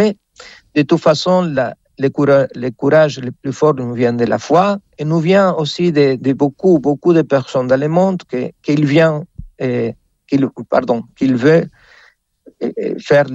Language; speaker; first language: French; non-native, fluent; Spanish